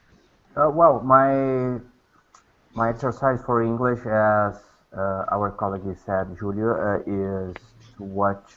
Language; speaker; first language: English; non-native, learner; Portuguese